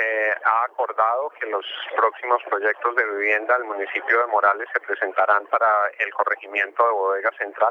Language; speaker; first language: Spanish; native; Spanish